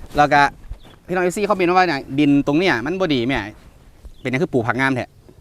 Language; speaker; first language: Thai; native; Thai